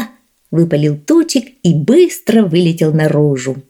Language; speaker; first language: Russian; native; Russian